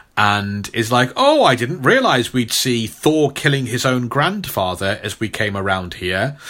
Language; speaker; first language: English; native; English